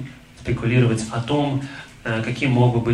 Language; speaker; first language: Russian; native; Russian